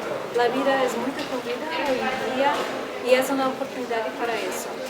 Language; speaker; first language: Spanish; non-native, local second language; Portuguese